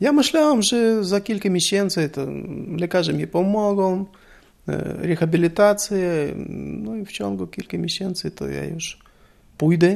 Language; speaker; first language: Polish; non-native, learner; Russian